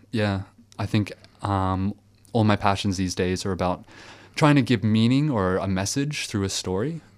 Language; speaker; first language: English; early bilingual, other home language; French